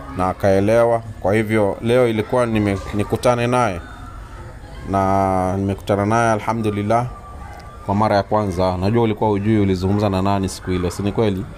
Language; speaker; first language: Swahili; native; Swahili